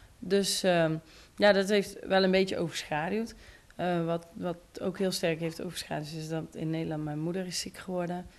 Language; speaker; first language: Dutch; native; Dutch